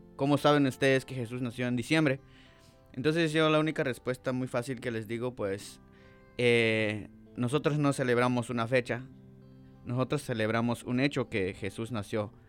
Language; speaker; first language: Spanish; native; Spanish